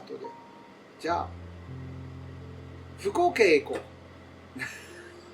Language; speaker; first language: Japanese; non-native, learner; English